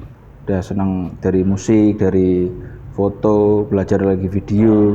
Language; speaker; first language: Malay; non-native, local second language; Javanese